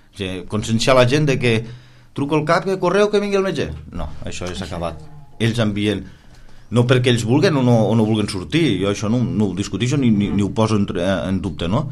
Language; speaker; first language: Catalan; native; Catalan